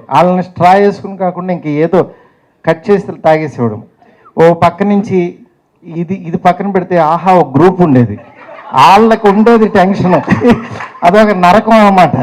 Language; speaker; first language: Telugu; native; Telugu